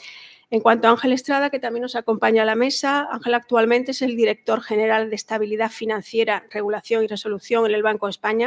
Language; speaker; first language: Spanish; native; Spanish